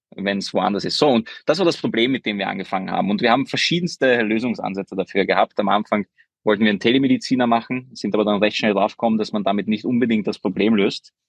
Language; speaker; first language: German; early bilingual, other home language; Hungarian